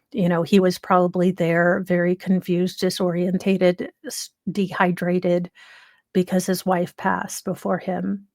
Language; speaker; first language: English; native; English